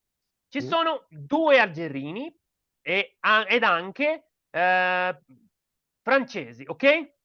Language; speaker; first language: Italian; non-native, learner; Portuguese